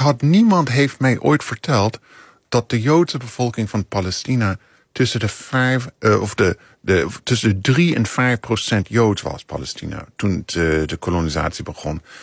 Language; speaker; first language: Dutch; non-native, fluent; English